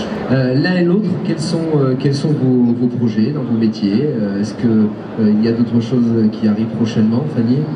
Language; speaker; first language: French; native; French